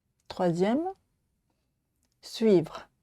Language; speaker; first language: French; non-native, learner; Japanese